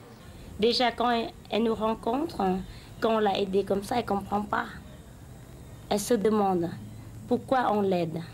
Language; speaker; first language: French; non-native, learner; Khmer